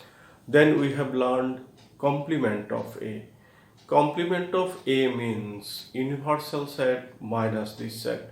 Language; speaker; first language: English; non-native, local second language; Bangla